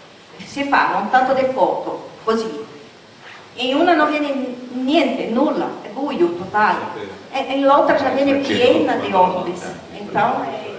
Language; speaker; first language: Italian; non-native, learner; Portuguese